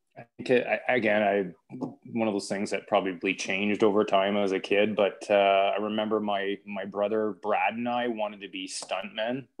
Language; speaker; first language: English; native; English